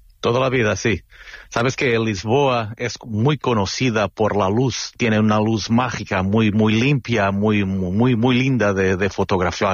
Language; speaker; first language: Spanish; non-native, fluent; Portuguese